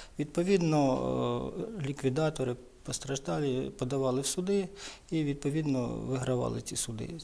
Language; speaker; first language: Ukrainian; native; Ukrainian